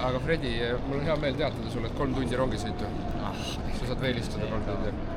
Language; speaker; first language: Estonian; native; Estonian